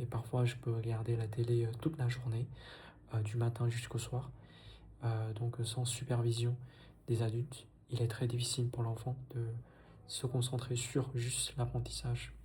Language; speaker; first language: French; non-native, fluent; Vietnamese